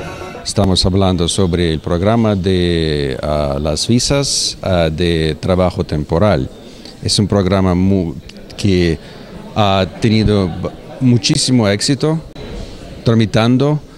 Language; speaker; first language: Spanish; non-native, fluent; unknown